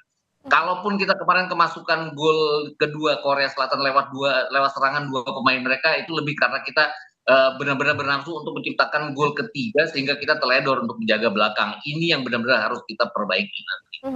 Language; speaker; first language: Indonesian; native; Indonesian